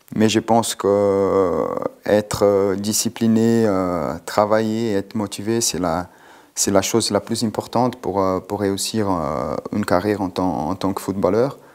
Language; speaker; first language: French; non-native, fluent; Portuguese